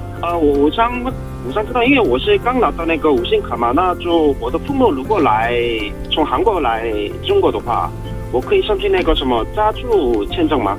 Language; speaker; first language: Chinese; non-native, local second language; Korean